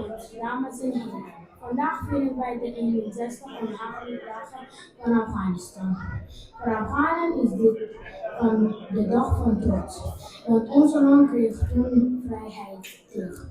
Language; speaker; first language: Dutch; early bilingual, other home language; Pashto